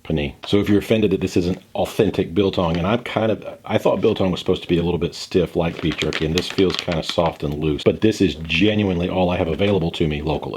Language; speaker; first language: English; native; English